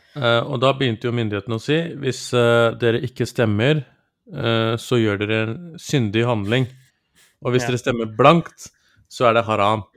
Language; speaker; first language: Norwegian; early bilingual, other home language; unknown